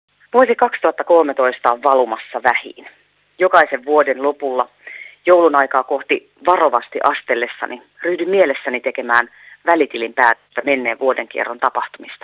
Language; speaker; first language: Finnish; native; Finnish